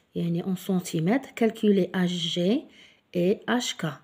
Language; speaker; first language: French; non-native, local second language; Arabic